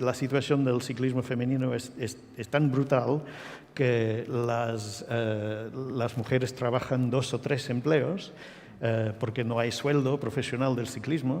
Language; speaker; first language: Spanish; non-native, fluent; English